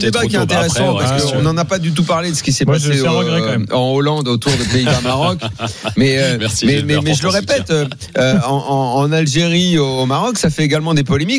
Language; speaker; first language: French; native; French